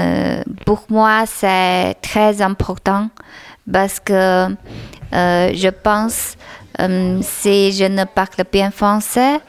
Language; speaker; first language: French; non-native, learner; Chinese